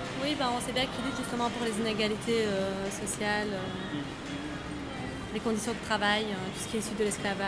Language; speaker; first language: French; native; French